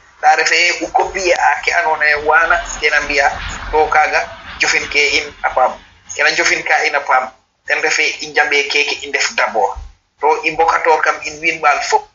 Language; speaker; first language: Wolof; non-native, local second language; Serer